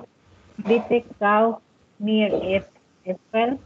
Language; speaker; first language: German; non-native, learner; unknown